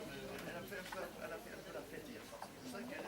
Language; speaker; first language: French; native; French